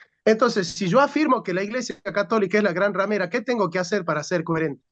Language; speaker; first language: Spanish; native; Spanish